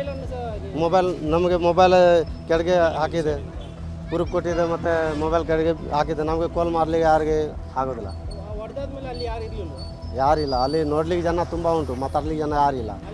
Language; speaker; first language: Kannada; non-native, learner; Hindi